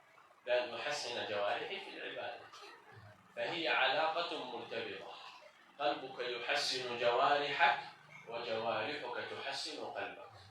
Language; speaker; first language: Arabic; native; Arabic